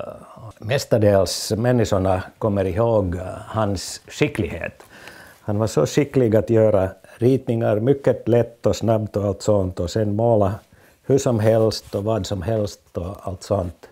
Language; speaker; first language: Swedish; non-native, fluent; Finnish